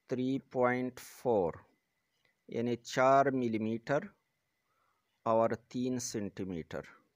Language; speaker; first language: Urdu; non-native, local second language; Pashto